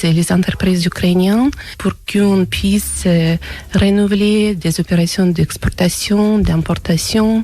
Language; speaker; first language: French; non-native, fluent; Ukrainian